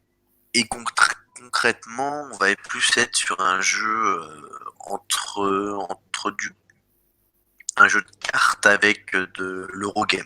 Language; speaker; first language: French; native; French